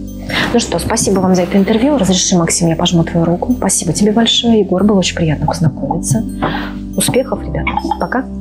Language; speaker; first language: Russian; native; Russian